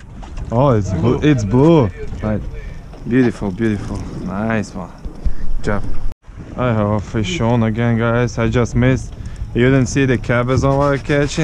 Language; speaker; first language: English; non-native, learner; Russian